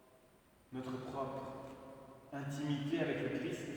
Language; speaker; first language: French; native; French